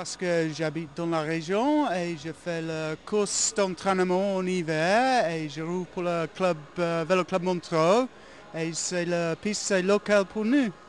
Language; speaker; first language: French; non-native, learner; English